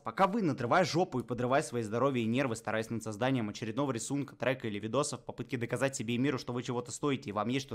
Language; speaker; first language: Russian; native; Russian